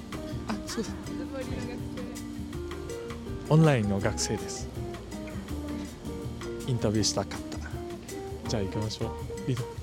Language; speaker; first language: Japanese; non-native, fluent; Vietnamese